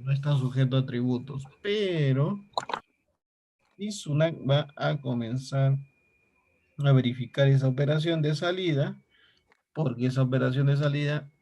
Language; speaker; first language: Spanish; native; Spanish